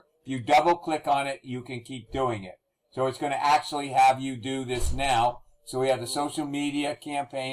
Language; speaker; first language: English; native; English